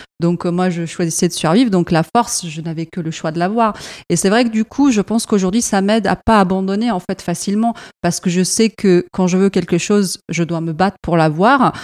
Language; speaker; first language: French; non-native, fluent; Arabic